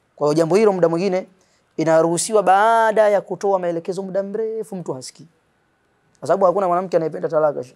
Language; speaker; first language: Swahili; native; Swahili